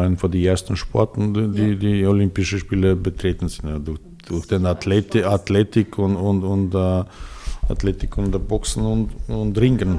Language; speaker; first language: German; non-native, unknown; Serbian